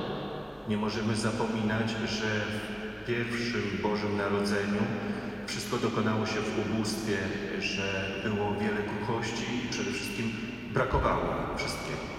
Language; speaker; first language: Polish; native; Polish